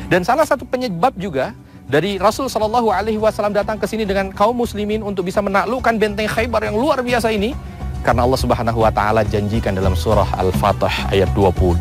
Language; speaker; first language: Indonesian; native; Indonesian